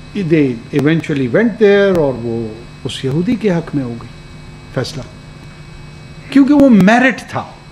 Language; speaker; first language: Urdu; non-native, local second language; Pashto